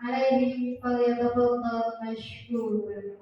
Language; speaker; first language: Arabic; non-native, learner; Indonesian